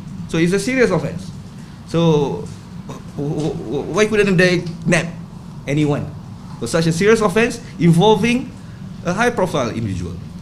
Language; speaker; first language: English; non-native, local second language; Malay